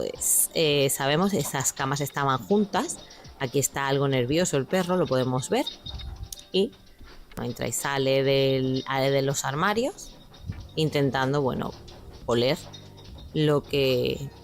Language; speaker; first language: Spanish; native; Spanish